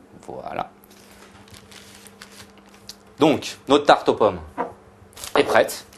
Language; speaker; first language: French; native; French